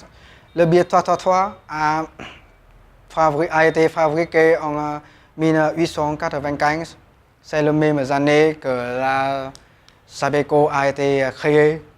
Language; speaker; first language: French; non-native, learner; Vietnamese